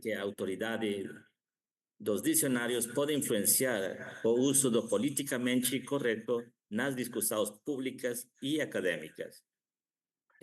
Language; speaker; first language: Portuguese; non-native, learner; Spanish